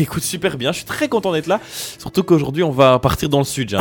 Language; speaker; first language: French; native; French